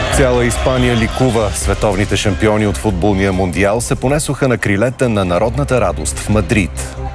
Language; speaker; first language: Bulgarian; native; Bulgarian